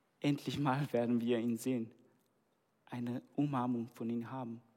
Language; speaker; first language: German; non-native, fluent; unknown